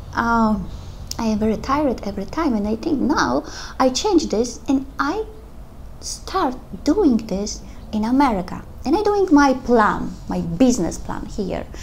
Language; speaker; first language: English; non-native, learner; Polish